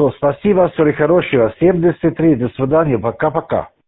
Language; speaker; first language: Russian; non-native, learner; German